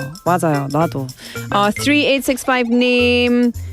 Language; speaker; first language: Korean; non-native, learner; English